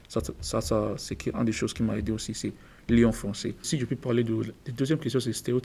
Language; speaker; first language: French; non-native, learner; English